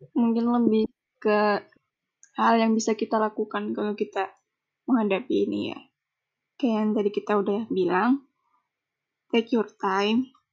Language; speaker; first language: Indonesian; non-native, local second language; Banjar